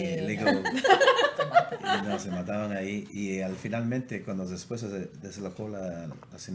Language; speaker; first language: Spanish; native; Spanish